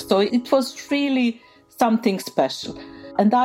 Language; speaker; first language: English; non-native, fluent; Bosnian